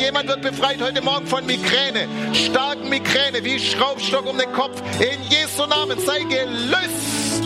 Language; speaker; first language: German; native; German